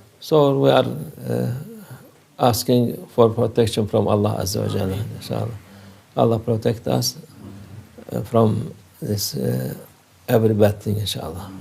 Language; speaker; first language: English; non-native, learner; Turkish